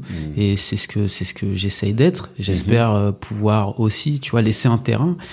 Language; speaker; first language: French; native; French